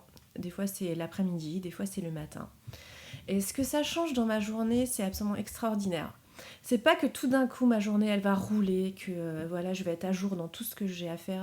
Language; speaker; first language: French; native; French